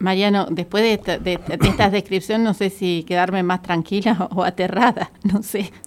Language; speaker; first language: Spanish; native; Spanish